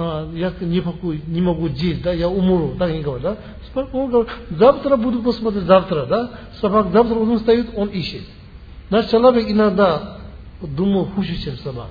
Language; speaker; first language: Russian; non-native, learner; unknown